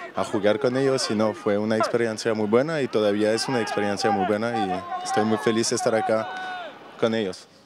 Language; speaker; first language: Spanish; non-native, fluent; French